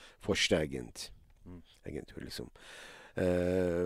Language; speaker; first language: Swedish; non-native, learner; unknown